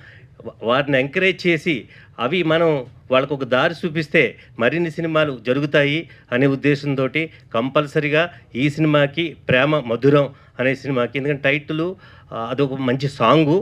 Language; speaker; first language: Telugu; native; Telugu